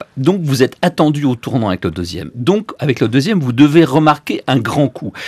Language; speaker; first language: French; native; French